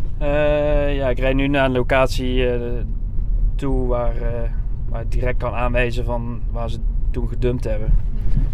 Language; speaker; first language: Dutch; native; Dutch